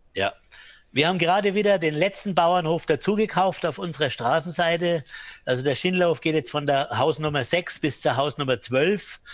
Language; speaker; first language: German; native; German